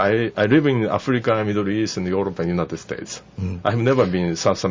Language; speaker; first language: English; non-native, learner; Japanese